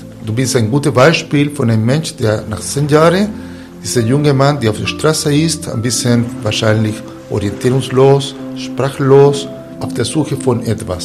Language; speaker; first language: German; non-native, fluent; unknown